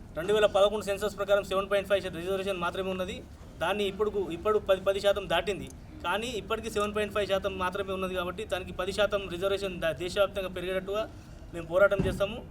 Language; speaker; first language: Telugu; non-native, local second language; Lambadi